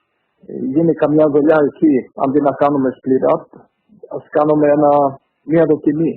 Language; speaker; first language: Greek; early bilingual, heritage; Greek